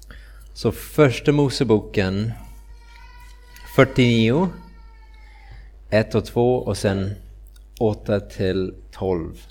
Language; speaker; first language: Swedish; non-native, fluent; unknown